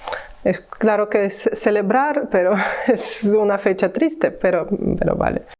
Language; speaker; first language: Spanish; non-native, learner; Ukrainian